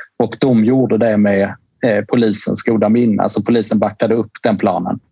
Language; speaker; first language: Swedish; native; Swedish